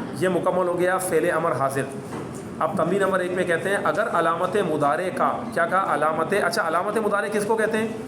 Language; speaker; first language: Urdu; native; Urdu